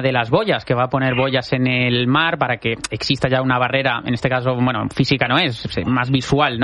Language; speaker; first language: Spanish; native; Spanish